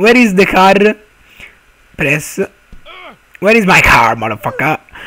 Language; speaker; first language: English; non-native, learner; Italian